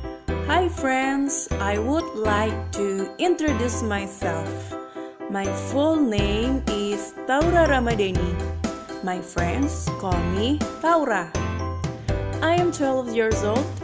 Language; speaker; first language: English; non-native, learner; Indonesian